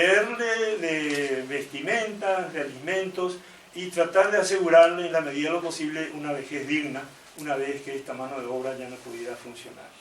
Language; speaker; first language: Spanish; native; Spanish